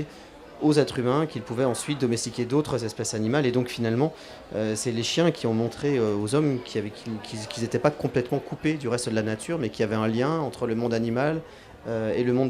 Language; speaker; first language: French; native; French